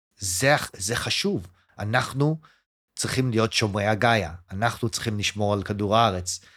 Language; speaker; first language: Hebrew; early bilingual, other home language; English